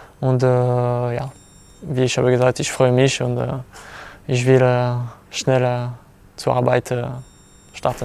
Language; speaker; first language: German; non-native, learner; French